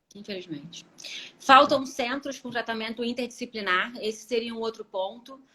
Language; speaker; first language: Portuguese; native; Portuguese